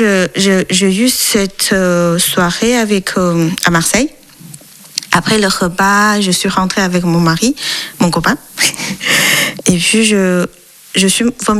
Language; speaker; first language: French; non-native, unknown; Chinese